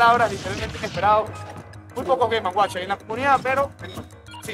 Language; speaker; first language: Spanish; native; Spanish